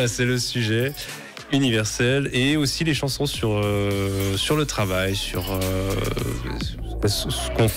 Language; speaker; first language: French; native; French